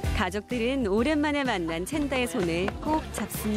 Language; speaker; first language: Korean; native; Korean